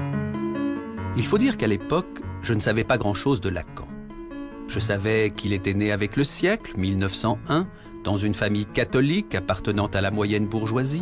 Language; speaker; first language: French; native; French